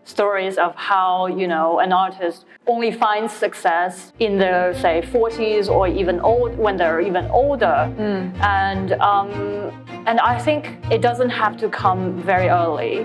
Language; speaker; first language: English; non-native, fluent; Chinese